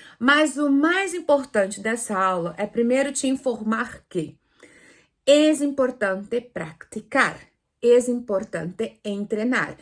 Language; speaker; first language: Portuguese; native; Portuguese